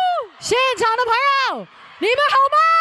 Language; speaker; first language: Chinese; native; Chinese